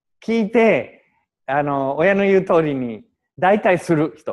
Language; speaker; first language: Japanese; native; Japanese